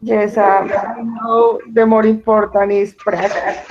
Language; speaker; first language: English; non-native, learner; Spanish